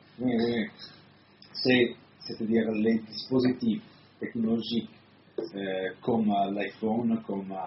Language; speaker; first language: French; non-native, fluent; Italian